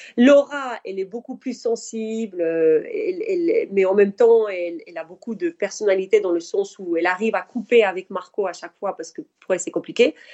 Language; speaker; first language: French; non-native, fluent; Spanish